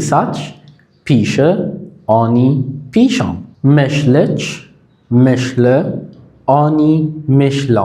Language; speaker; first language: Polish; non-native, fluent; Arabic